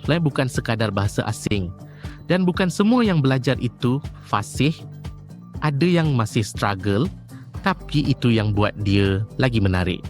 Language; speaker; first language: Malay; native; Malay